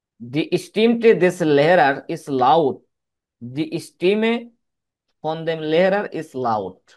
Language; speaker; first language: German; non-native, fluent; Bangla